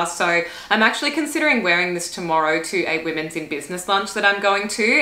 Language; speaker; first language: English; native; English